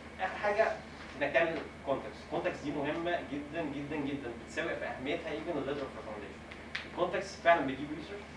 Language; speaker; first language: Arabic; native; Arabic